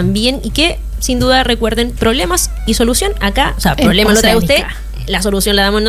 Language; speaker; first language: Spanish; native; Spanish